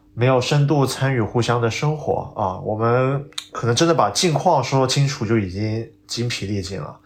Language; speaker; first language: Chinese; non-native, local second language; Cantonese